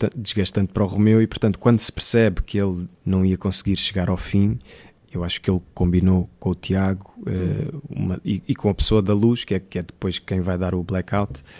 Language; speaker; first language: Portuguese; native; Portuguese